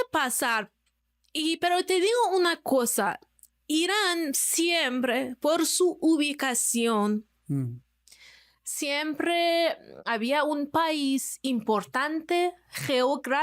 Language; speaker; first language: Spanish; non-native, fluent; Persian